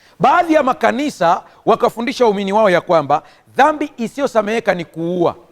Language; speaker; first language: Swahili; native; Swahili